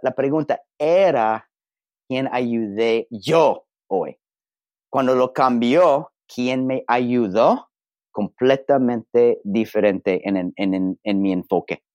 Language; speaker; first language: Spanish; non-native, learner; English